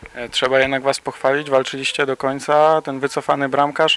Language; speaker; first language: Polish; native; Polish